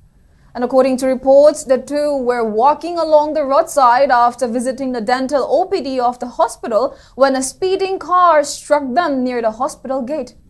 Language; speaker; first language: English; non-native, local second language; Manipuri